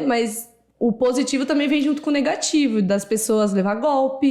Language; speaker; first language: Portuguese; native; Portuguese